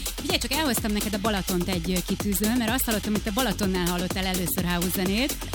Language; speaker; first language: Hungarian; native; Hungarian